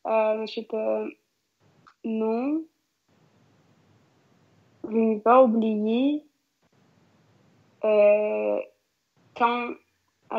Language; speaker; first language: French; non-native, learner; Russian